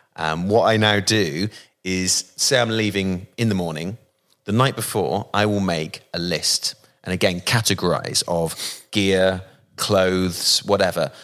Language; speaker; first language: English; native; English